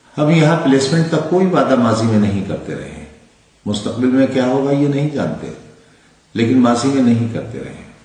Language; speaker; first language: Urdu; native; Urdu